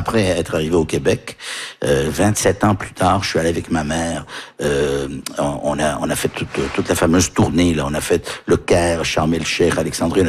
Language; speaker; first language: French; native; French